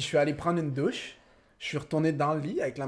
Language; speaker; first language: French; native; French